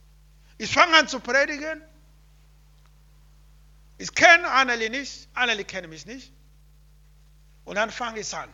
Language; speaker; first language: German; non-native, learner; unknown